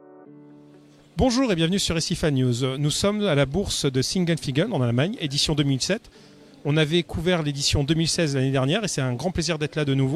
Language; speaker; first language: French; native; French